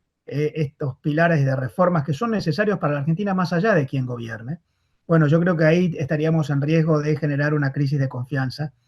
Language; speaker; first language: Spanish; native; Spanish